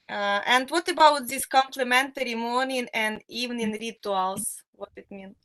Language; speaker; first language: English; non-native, fluent; Russian